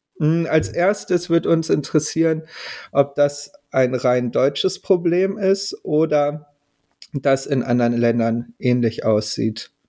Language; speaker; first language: German; native; German